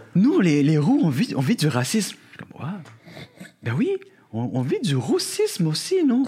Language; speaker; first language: French; native; French